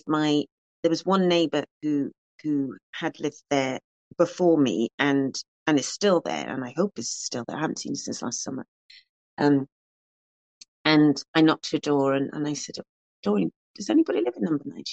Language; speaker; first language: English; native; English